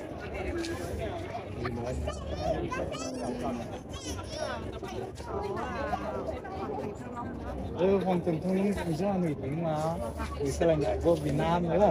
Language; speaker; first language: Vietnamese; non-native, learner; Chinese